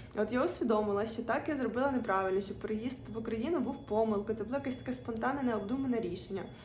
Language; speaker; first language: Ukrainian; non-native, local second language; Russian